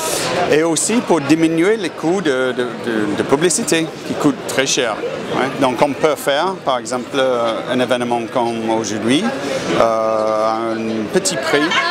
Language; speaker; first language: French; non-native, fluent; English